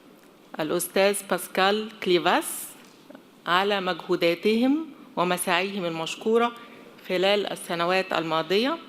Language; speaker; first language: Arabic; native; Arabic